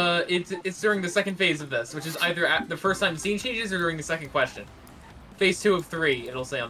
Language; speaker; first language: English; native; English